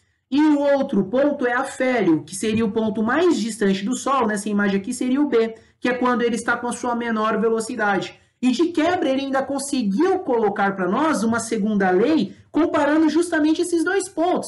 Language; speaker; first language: Portuguese; native; Portuguese